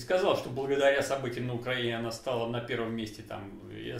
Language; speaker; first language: Russian; native; Russian